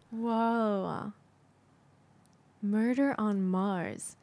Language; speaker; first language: English; non-native, fluent; Japanese